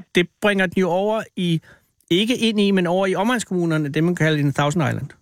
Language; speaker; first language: Danish; native; Danish